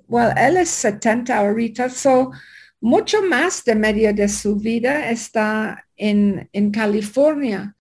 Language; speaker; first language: Spanish; non-native, learner; English